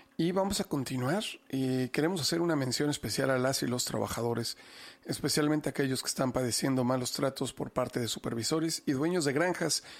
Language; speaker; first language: Spanish; native; Spanish